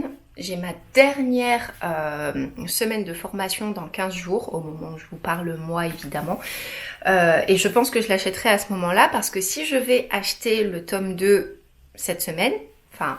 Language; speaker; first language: French; native; French